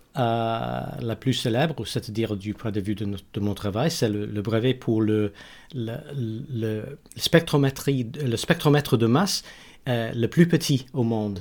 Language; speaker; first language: French; non-native, learner; English